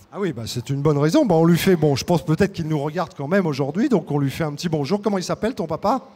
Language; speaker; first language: French; native; French